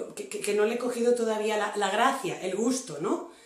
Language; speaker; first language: Spanish; non-native, local second language; Catalan